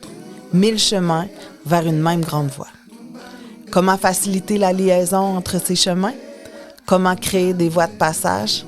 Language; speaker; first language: French; native; French